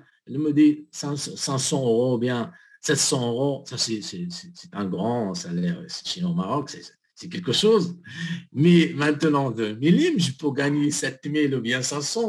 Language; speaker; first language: French; non-native, learner; Arabic